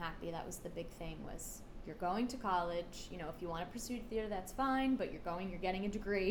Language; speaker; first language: English; native; English